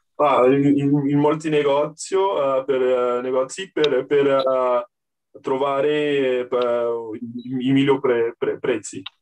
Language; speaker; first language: Italian; non-native, learner; Portuguese